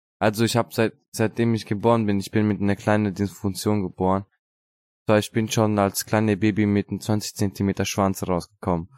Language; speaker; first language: German; non-native, fluent; Italian